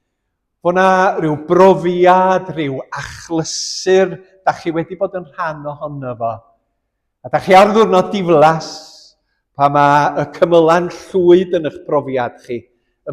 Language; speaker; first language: Welsh; native; Welsh